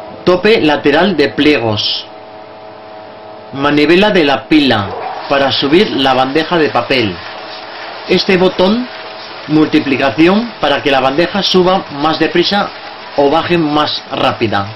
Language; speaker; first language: Spanish; native; Spanish